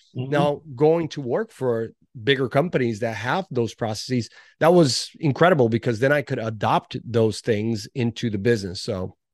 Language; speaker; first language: English; early bilingual, other home language; Portuguese